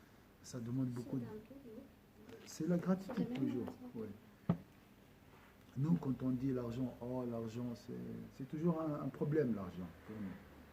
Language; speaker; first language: French; non-native, local second language; Arabic